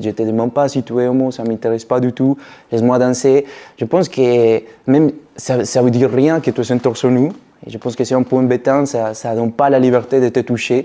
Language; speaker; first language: French; non-native, fluent; Spanish